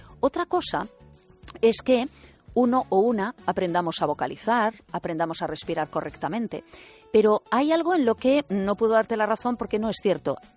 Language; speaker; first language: Spanish; native; Spanish